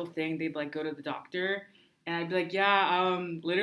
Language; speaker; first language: English; early bilingual, other home language; Spanish